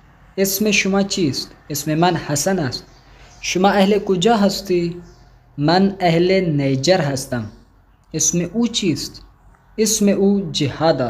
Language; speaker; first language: Persian; non-native, fluent; Urdu